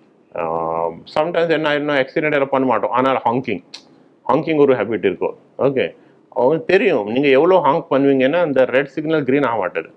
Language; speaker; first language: Tamil; non-native, fluent; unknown